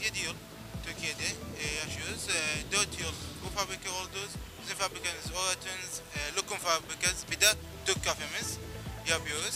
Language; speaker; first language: Turkish; non-native, learner; Arabic